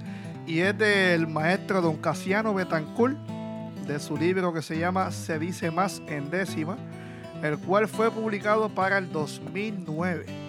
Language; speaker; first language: Spanish; native; Spanish